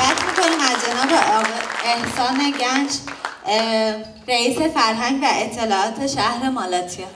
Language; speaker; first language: Turkish; non-native, learner; Persian